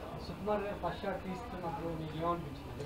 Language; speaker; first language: Telugu; native; Telugu